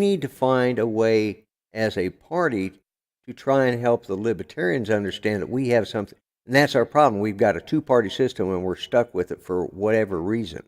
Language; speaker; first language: English; native; English